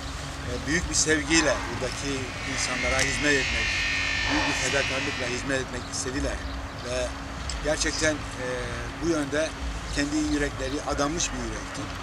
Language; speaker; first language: Turkish; native; Turkish